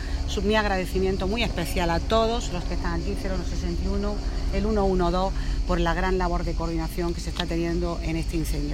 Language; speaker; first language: Spanish; native; Spanish